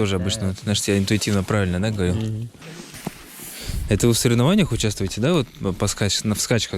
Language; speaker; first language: Russian; native; Russian